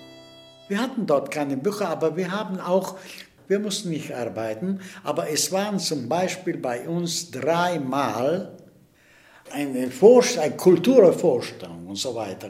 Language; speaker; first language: German; non-native, fluent; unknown